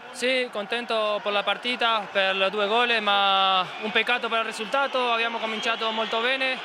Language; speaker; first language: Italian; non-native, fluent; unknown